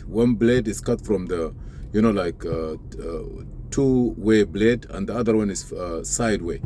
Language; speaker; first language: English; non-native, fluent; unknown